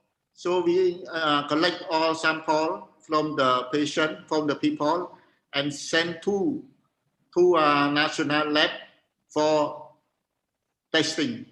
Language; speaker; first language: English; non-native, learner; Khmer